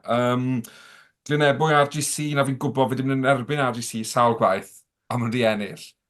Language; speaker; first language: Welsh; native; Welsh